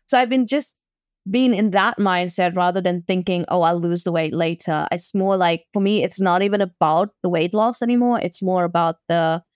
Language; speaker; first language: English; native; English